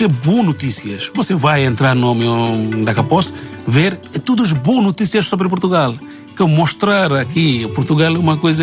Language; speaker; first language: Portuguese; non-native, learner; Bangla